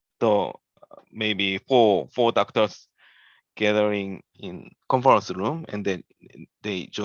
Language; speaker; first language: English; non-native, learner; Korean